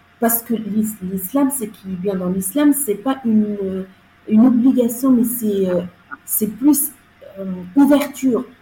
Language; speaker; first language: French; non-native, local second language; Arabic